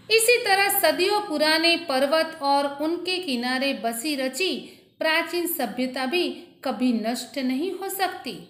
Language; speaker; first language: Hindi; non-native, local second language; Gujarati